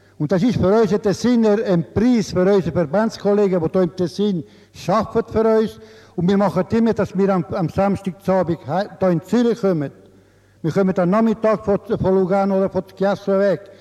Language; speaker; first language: German; non-native, local second language; Italian